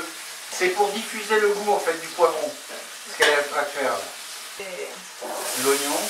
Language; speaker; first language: French; native; French